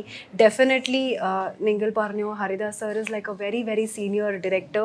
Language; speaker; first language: Malayalam; early bilingual, heritage; Malayalam